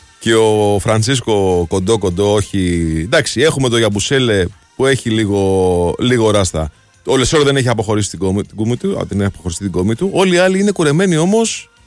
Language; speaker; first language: Greek; native; Greek